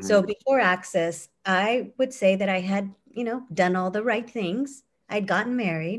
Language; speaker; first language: English; native; English